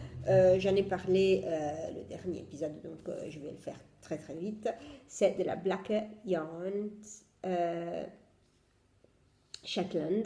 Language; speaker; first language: French; non-native, fluent; Italian